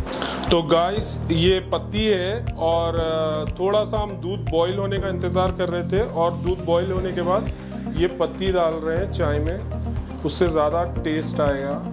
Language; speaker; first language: Hindi; native; Hindi